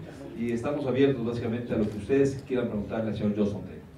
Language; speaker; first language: Spanish; native; Spanish